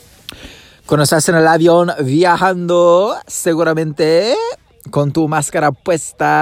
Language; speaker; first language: Spanish; non-native, fluent; English